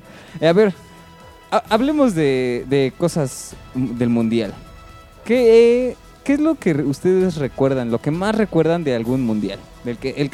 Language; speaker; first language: Spanish; native; Spanish